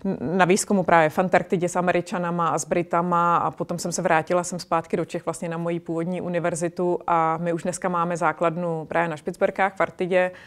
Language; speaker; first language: Czech; native; Czech